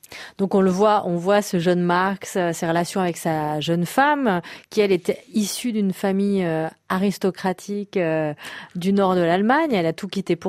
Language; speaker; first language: French; native; French